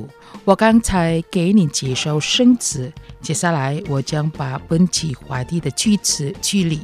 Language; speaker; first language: Chinese; non-native, fluent; Indonesian